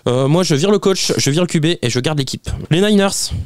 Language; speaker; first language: French; native; French